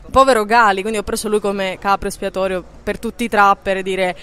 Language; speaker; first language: Italian; native; Italian